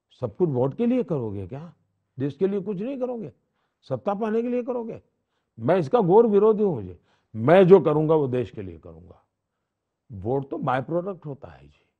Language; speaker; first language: Hindi; non-native, local second language; Gujarati